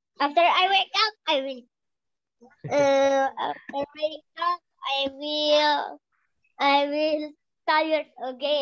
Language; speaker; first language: English; non-native, local second language; Indonesian